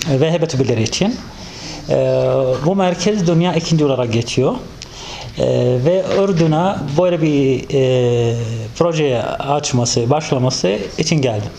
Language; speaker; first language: Turkish; non-native, fluent; Arabic